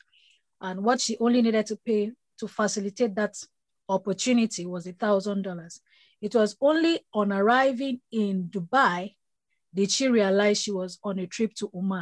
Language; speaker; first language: English; non-native, local second language; Yoruba